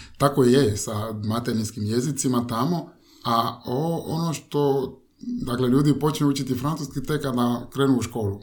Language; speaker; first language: Croatian; non-native, fluent; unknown